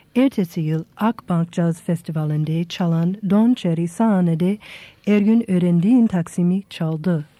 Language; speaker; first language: Turkish; non-native, fluent; English